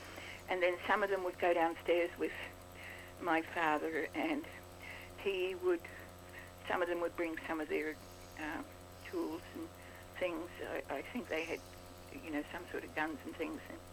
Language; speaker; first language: English; native; English